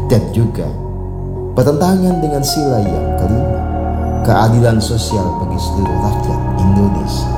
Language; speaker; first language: Indonesian; native; Indonesian